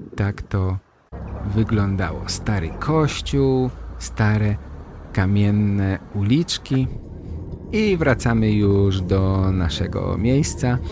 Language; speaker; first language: Polish; native; Polish